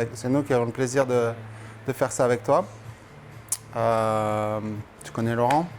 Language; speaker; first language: French; native; French